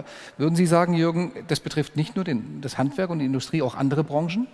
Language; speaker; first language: German; native; German